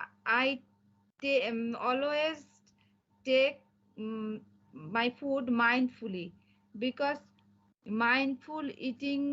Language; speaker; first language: English; non-native, learner; Bangla